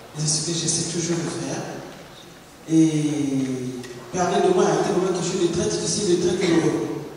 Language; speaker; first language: French; non-native, local second language; Lingala